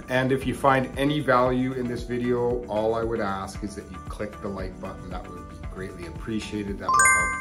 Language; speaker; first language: English; native; English